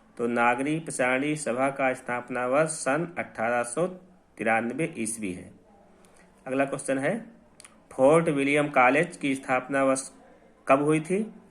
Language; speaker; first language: Hindi; native; Hindi